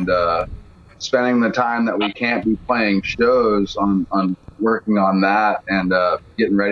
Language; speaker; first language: English; native; English